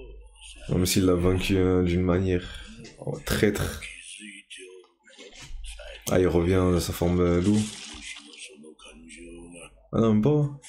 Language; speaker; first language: French; native; French